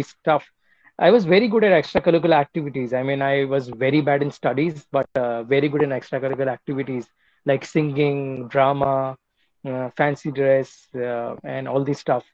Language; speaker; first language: English; non-native, local second language; Telugu